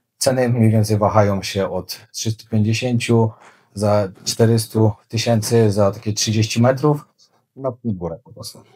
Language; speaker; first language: Polish; native; Polish